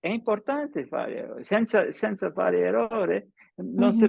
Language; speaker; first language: Italian; non-native, fluent; English